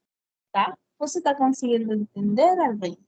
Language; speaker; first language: Portuguese; non-native, fluent; Spanish